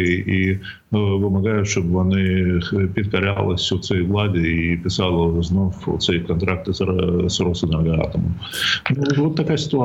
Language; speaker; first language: Ukrainian; native; Ukrainian